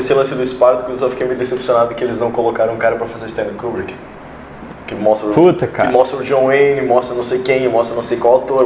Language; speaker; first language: Portuguese; native; Portuguese